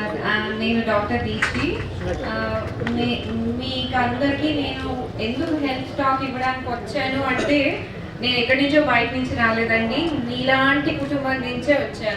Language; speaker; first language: Telugu; native; Telugu